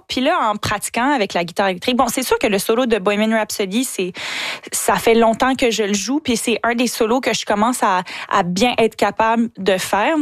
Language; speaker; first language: French; native; French